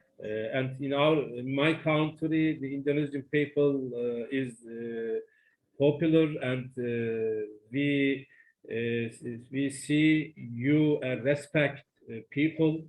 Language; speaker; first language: English; non-native, learner; Turkish